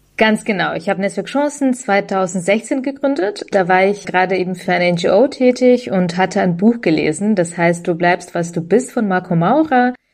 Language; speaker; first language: German; early bilingual, other home language; Russian